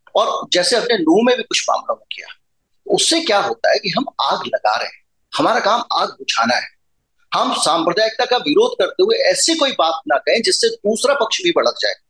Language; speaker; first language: Hindi; native; Hindi